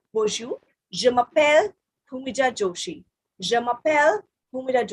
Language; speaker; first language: French; non-native, fluent; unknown